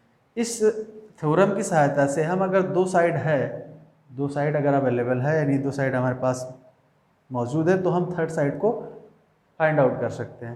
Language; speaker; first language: Hindi; native; Hindi